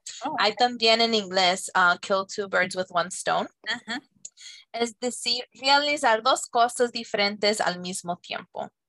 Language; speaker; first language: Spanish; non-native, fluent; English